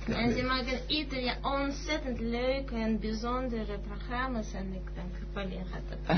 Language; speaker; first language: Dutch; non-native, fluent; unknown